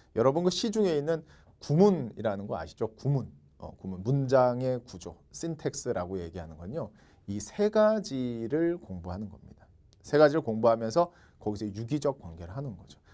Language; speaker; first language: Korean; native; Korean